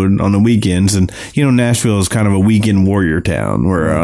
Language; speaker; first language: English; native; English